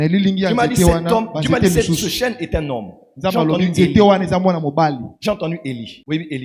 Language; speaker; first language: French; non-native, local second language; Lingala